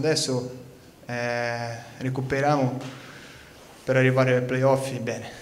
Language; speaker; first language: Italian; non-native, fluent; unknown